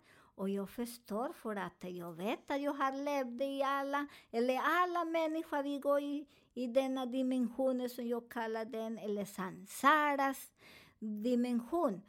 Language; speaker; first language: Swedish; non-native, learner; Spanish